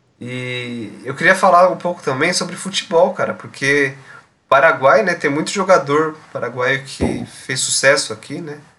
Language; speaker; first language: Portuguese; native; Portuguese